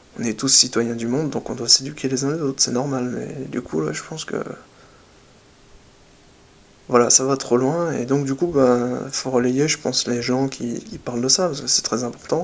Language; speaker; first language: French; native; French